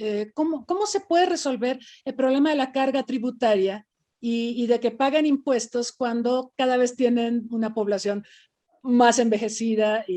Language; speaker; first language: Spanish; native; Spanish